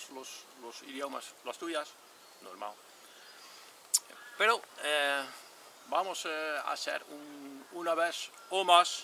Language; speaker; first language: Spanish; non-native, learner; Dutch